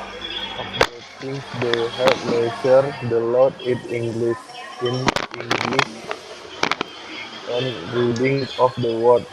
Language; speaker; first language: English; non-native, learner; Indonesian